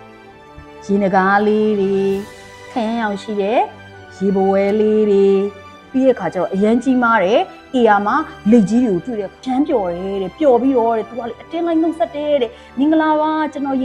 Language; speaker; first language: Burmese; native; Burmese